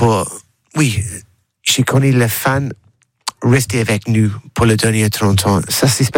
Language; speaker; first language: French; non-native, learner; English